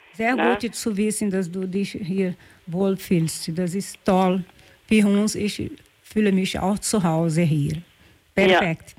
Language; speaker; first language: German; non-native, fluent; Portuguese